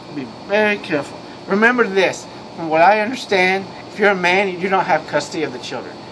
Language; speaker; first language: English; native; English